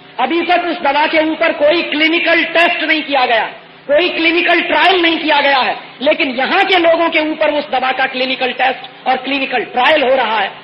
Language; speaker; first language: Hindi; native; Hindi